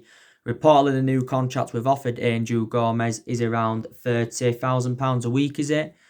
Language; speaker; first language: English; native; English